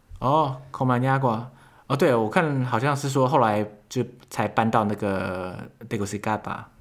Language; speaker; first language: Chinese; native; Chinese